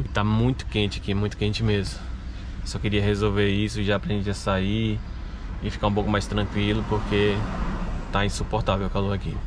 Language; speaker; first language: Portuguese; native; Portuguese